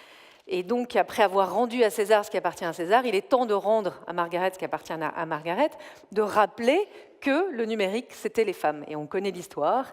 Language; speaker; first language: French; native; French